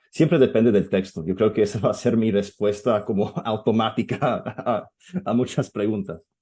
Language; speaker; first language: Spanish; non-native, fluent; English